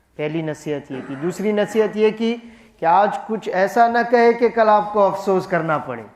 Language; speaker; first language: Urdu; non-native, fluent; Gujarati